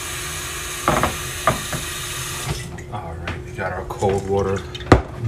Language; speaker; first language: English; native; English